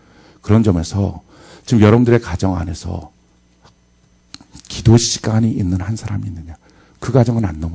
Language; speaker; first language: Korean; native; Korean